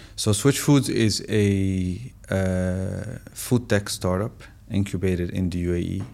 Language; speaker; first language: English; non-native, fluent; Arabic